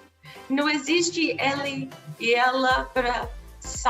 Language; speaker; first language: Portuguese; non-native, fluent; English